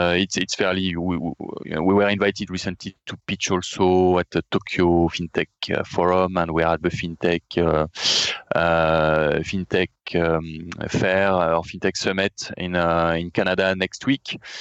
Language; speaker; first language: English; non-native, fluent; French